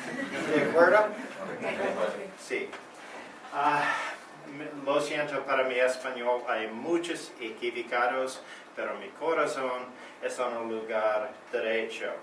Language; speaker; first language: Spanish; non-native, learner; English